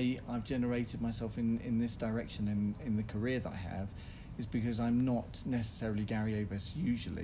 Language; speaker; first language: English; native; English